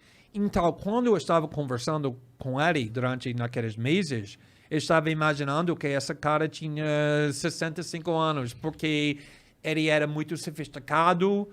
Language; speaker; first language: Portuguese; non-native, fluent; English